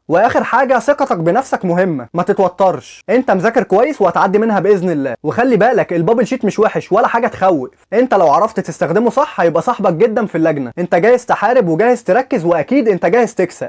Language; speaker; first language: Arabic; native; Arabic